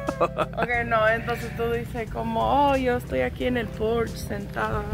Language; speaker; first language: Spanish; non-native, fluent; English